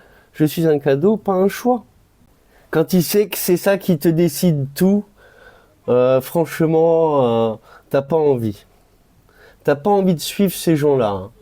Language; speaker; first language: French; native; French